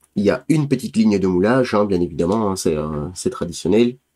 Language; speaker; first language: French; native; French